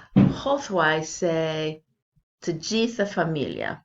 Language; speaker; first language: Albanian; non-native, learner; English